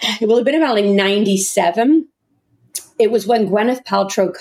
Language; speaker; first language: English; native; English